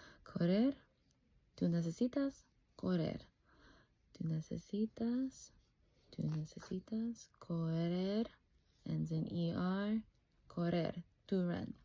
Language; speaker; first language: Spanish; non-native, fluent; English